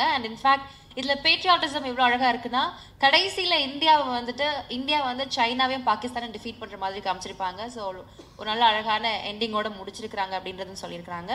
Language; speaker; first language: Tamil; native; Tamil